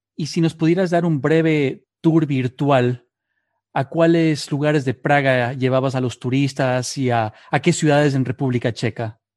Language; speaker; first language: Spanish; native; Spanish